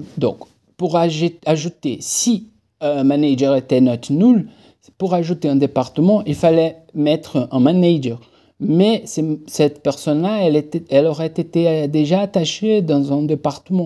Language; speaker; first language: French; non-native, fluent; Portuguese